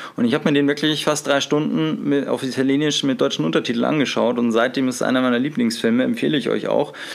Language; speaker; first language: German; native; German